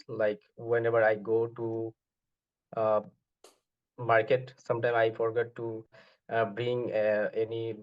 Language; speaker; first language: English; non-native, learner; Bangla